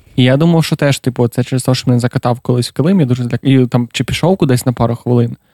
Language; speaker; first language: Ukrainian; non-native, local second language; Russian